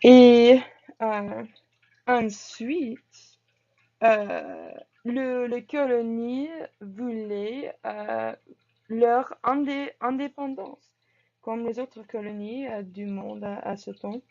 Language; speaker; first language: French; non-native, learner; English